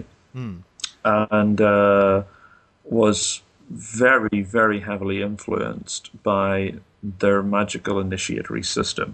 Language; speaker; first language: English; native; English